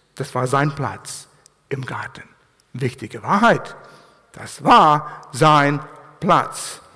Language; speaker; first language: German; non-native, fluent; English